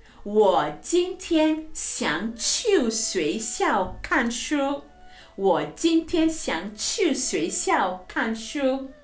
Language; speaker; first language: Chinese; non-native, fluent; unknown